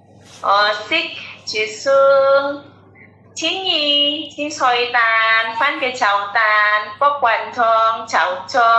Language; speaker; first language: Cantonese; non-native, learner; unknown